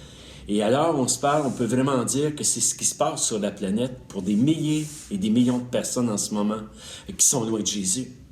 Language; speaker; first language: French; native; French